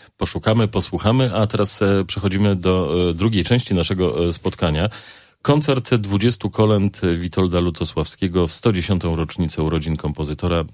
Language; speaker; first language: Polish; native; Polish